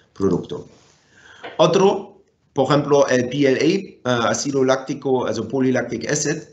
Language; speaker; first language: Spanish; non-native, fluent; German